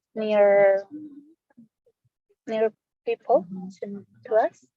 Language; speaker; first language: English; non-native, learner; Spanish